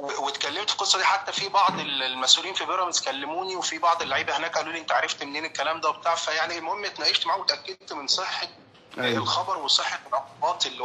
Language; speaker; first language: Arabic; native; Arabic